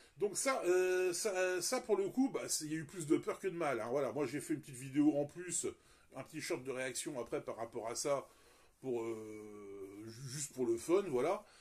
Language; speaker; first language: French; native; French